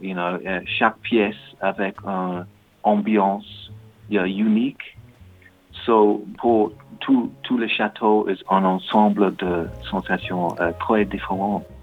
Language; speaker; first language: French; non-native, learner; English